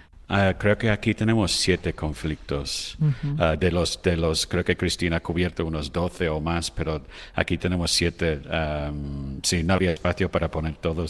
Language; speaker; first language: Spanish; non-native, fluent; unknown